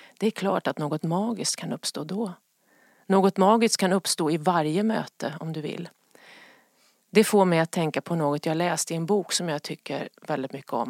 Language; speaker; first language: Swedish; native; Swedish